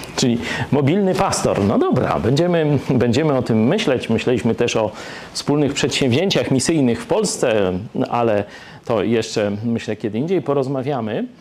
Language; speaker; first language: Polish; native; Polish